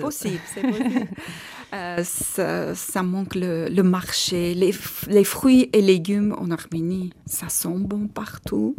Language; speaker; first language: French; non-native, fluent; Armenian